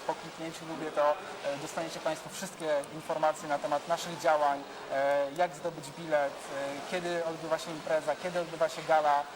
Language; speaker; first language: Polish; native; Polish